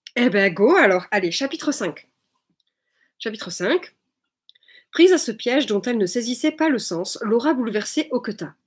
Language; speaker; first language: French; native; French